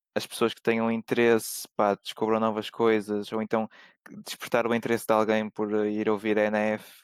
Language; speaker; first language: Portuguese; native; Portuguese